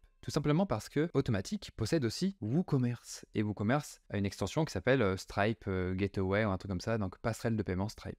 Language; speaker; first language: French; native; French